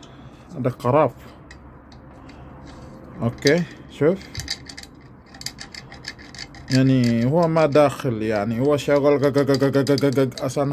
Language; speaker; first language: Arabic; non-native, learner; Filipino